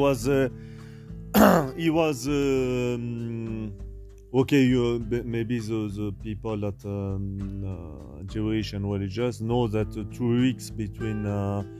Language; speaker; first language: English; non-native, learner; French